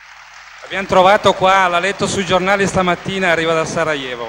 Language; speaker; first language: Italian; native; Italian